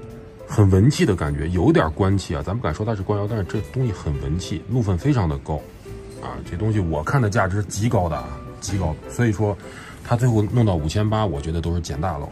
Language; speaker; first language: Chinese; native; Chinese